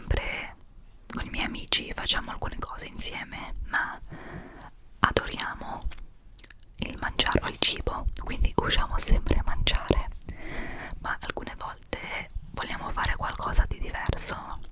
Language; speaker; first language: Italian; non-native, fluent; English